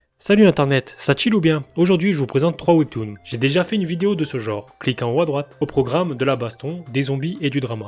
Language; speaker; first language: French; native; French